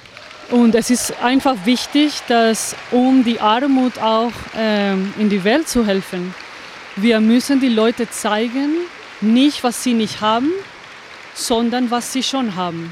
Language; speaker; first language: German; non-native, fluent; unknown